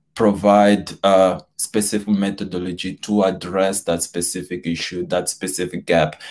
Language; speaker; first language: English; non-native, fluent; Portuguese